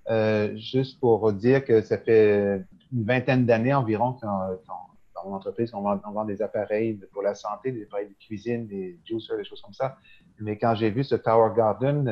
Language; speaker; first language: French; native; French